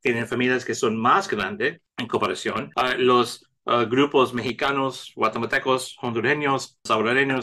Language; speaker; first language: Spanish; early bilingual, heritage; English